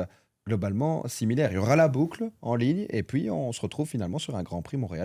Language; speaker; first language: French; native; French